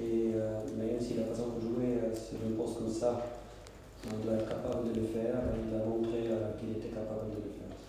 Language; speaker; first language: French; non-native, local second language; German